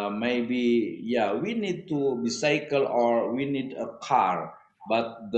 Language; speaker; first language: English; non-native, learner; Indonesian